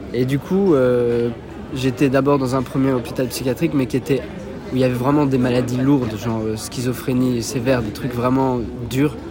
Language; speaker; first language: French; native; French